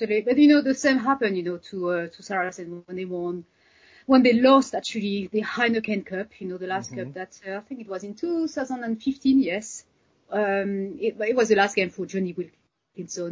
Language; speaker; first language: English; non-native, fluent; French